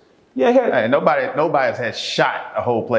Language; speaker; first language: English; native; English